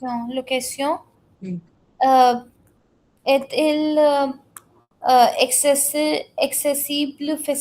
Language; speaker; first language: French; non-native, learner; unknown